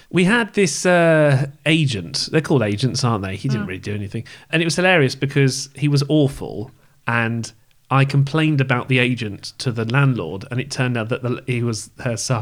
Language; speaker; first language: English; native; English